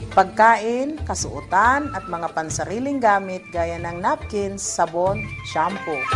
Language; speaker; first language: Filipino; native; Filipino